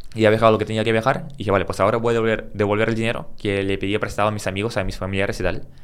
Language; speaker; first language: Spanish; early bilingual, other home language; Russian